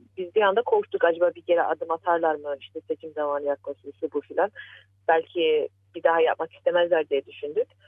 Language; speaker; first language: Turkish; early bilingual, heritage; Turkish